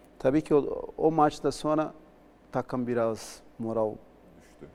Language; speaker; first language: Turkish; non-native, learner; Portuguese